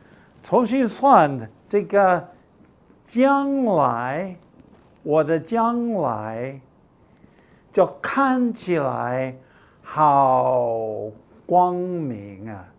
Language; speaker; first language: Chinese; non-native, fluent; English